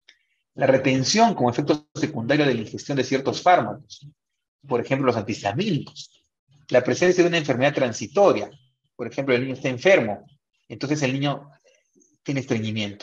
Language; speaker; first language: Spanish; native; Spanish